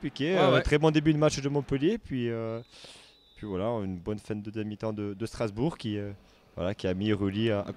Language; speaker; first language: French; native; French